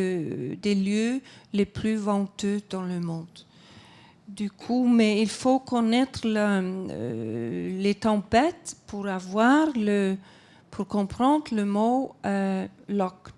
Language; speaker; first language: French; non-native, fluent; Icelandic